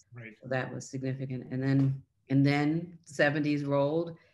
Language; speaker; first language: English; native; English